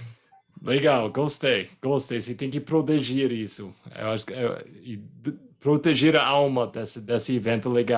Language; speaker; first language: Portuguese; non-native, fluent; English